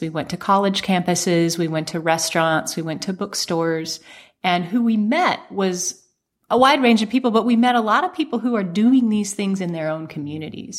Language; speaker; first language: English; native; English